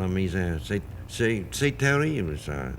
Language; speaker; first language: French; non-native, fluent; English